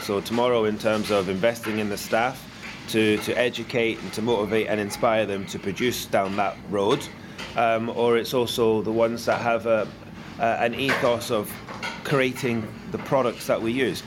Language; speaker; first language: English; native; English